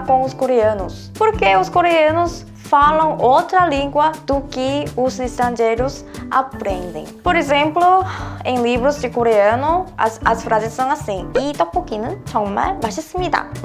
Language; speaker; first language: Portuguese; non-native, fluent; Korean